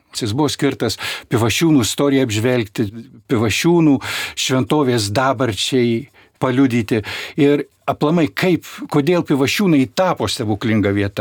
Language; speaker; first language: Lithuanian; native; Lithuanian